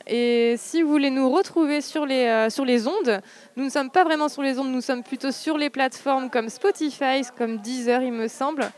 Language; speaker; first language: French; native; French